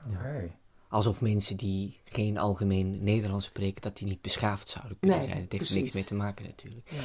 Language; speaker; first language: Dutch; native; Dutch